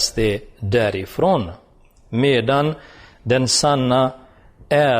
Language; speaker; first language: Swedish; non-native, fluent; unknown